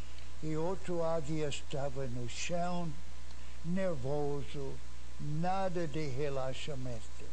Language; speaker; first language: Portuguese; non-native, fluent; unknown